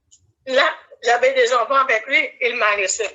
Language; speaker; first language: French; non-native, learner; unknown